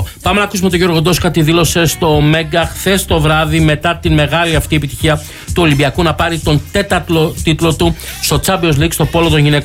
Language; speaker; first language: Greek; native; Greek